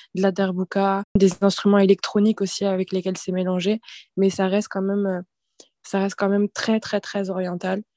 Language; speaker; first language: French; native; French